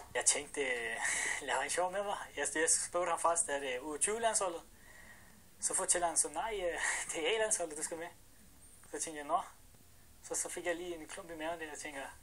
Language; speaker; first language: Danish; early bilingual, other home language; Arabic